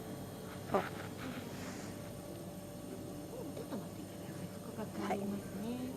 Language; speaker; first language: Japanese; native; Japanese